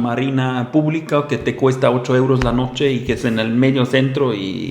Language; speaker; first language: Spanish; non-native, fluent; German